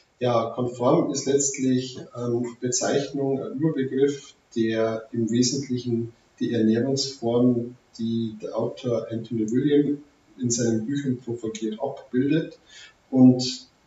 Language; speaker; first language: German; native; German